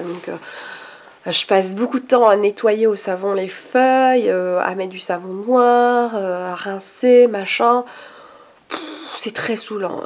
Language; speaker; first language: French; native; French